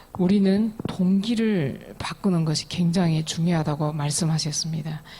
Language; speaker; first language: Korean; native; Korean